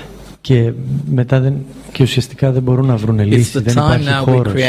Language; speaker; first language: Greek; native; Greek